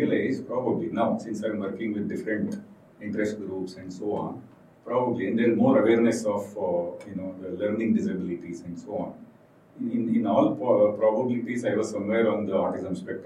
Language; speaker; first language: English; non-native, local second language; Kannada